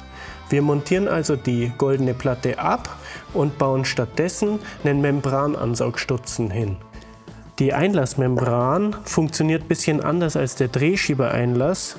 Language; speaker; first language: German; native; German